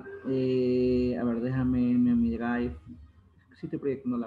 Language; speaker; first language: Spanish; native; Spanish